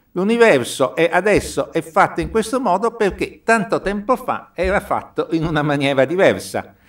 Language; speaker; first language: Italian; native; Italian